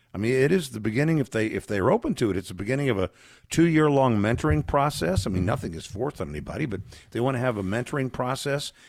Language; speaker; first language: English; native; English